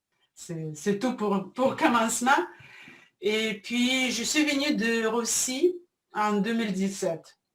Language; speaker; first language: French; non-native, fluent; Russian